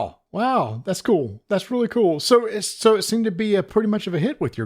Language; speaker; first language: English; native; English